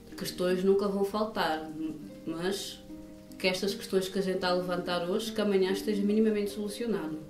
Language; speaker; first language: Portuguese; non-native, local second language; Kabuverdianu